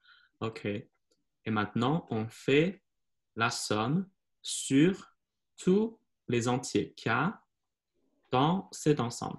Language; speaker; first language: French; non-native, fluent; Chinese